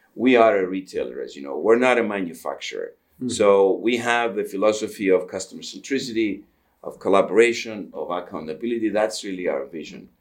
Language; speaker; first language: English; non-native, fluent; Greek